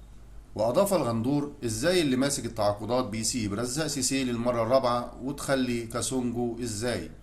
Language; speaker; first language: Arabic; native; Arabic